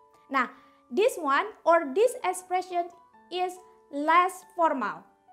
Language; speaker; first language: English; non-native, fluent; Indonesian